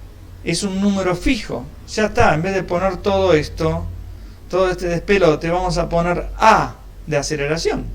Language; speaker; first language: Spanish; native; Spanish